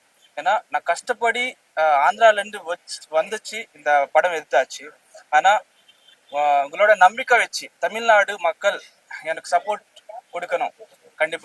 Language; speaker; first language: Tamil; non-native, learner; Telugu